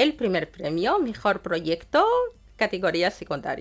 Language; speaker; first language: Spanish; non-native, fluent; Arabic